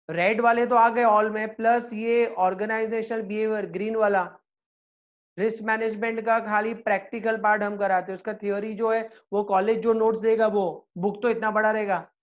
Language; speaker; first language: Hindi; native; Hindi